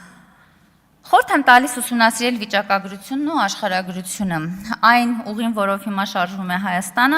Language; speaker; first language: Armenian; native; Armenian